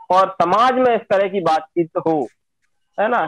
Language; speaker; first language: Hindi; native; Hindi